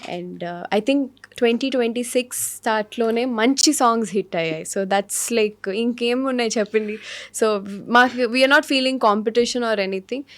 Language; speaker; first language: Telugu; native; Telugu